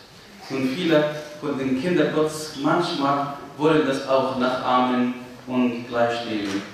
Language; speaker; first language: German; non-native, fluent; Arabic